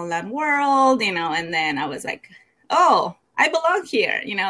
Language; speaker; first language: English; non-native, fluent; Spanish